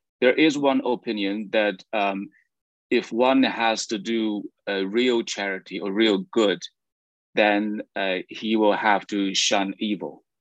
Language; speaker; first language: English; non-native, fluent; Chinese